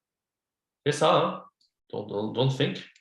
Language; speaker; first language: French; non-native, fluent; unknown